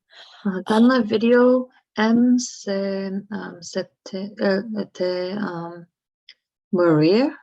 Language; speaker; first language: French; non-native, learner; English